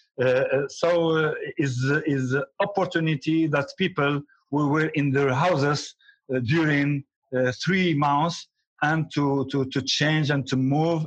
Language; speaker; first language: English; non-native, learner; Arabic